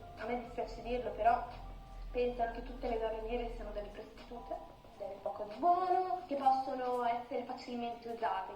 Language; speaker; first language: Italian; early bilingual, other home language; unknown